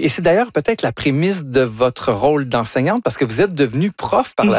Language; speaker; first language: French; native; French